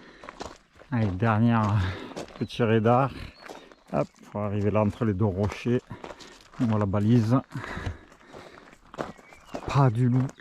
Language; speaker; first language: French; native; French